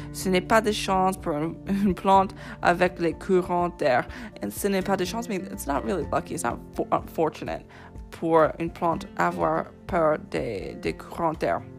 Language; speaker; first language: French; non-native, fluent; English